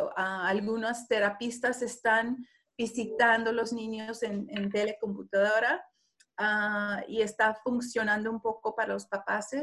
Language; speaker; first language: Spanish; non-native, learner; English